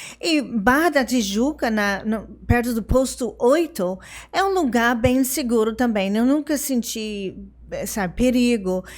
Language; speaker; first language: Portuguese; non-native, fluent; English